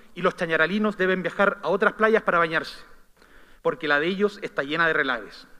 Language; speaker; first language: Spanish; native; Spanish